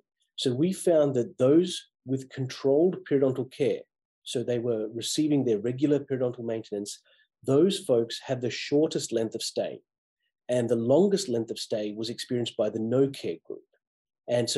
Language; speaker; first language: English; native; English